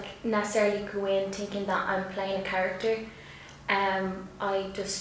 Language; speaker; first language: English; native; English